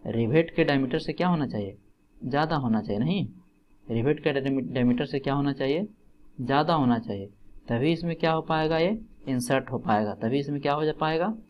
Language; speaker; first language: Hindi; native; Hindi